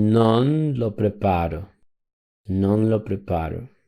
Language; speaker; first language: Italian; non-native, fluent; Spanish